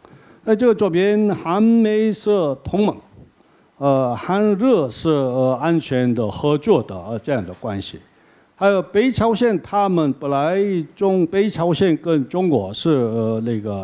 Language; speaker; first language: Chinese; non-native, learner; Korean